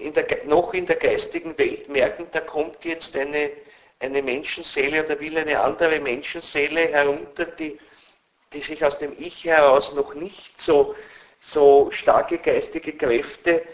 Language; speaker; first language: German; native; German